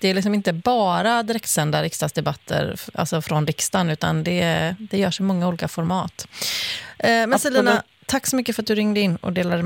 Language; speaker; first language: Swedish; native; Swedish